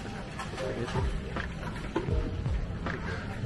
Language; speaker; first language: Japanese; non-native, fluent; French